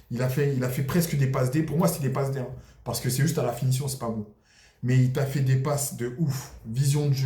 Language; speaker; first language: French; native; French